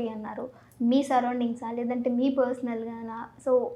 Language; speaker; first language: Telugu; native; Telugu